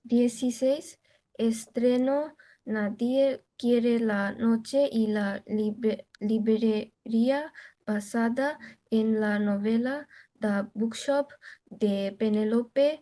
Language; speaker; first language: Spanish; non-native, learner; Bangla